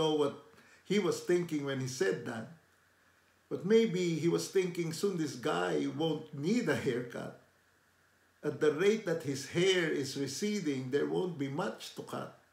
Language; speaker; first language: English; non-native, local second language; Filipino